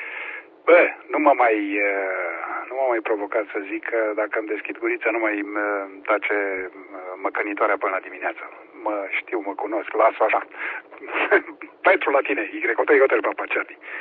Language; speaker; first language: Romanian; native; Romanian